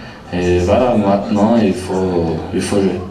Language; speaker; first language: French; non-native, fluent; Portuguese